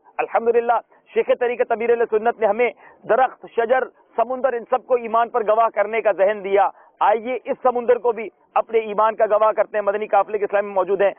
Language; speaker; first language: Urdu; native; Urdu